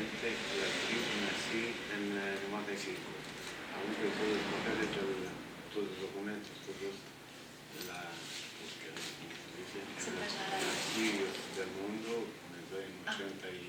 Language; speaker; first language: Spanish; non-native, fluent; Italian